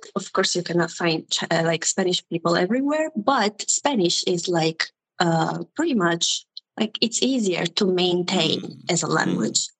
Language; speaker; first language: English; non-native, fluent; Italian